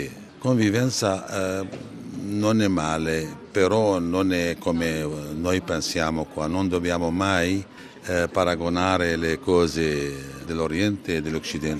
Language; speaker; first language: Italian; non-native, fluent; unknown